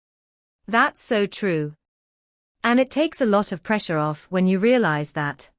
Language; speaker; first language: English; native; English